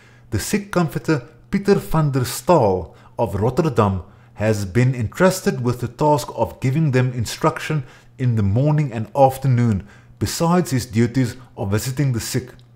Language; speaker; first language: English; non-native, local second language; Afrikaans